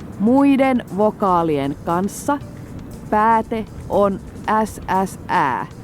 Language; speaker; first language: Finnish; native; Finnish